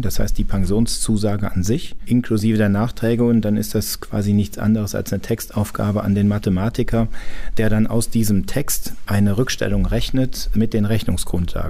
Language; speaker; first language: German; native; German